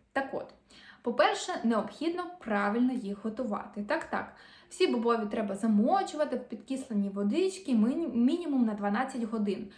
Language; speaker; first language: Ukrainian; non-native, local second language; Russian